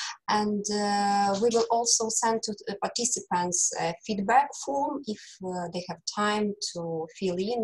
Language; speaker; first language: English; non-native, fluent; Russian